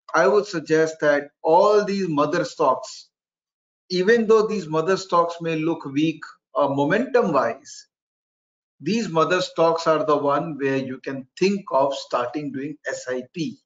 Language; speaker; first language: English; non-native, local second language; Hindi